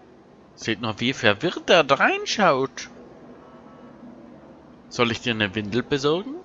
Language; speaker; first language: German; native; German